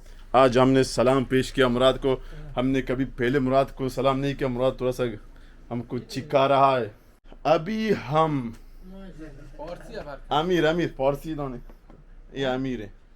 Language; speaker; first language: Hindi; non-native, local second language; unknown